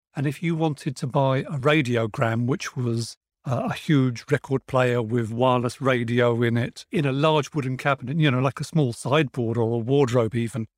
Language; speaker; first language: English; native; English